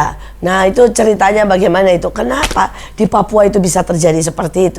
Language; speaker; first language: Indonesian; native; Indonesian